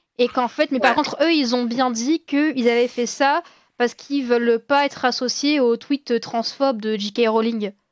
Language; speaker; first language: French; native; French